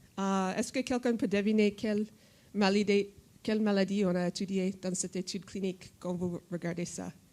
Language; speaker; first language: French; non-native, fluent; English